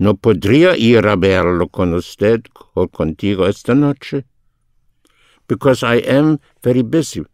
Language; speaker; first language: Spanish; non-native, fluent; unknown